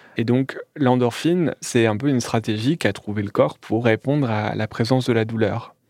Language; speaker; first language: French; native; French